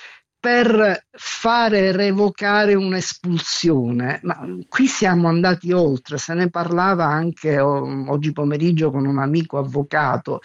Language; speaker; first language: Italian; native; Italian